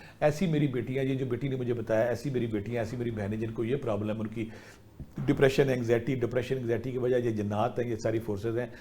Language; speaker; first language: Urdu; non-native, local second language; Punjabi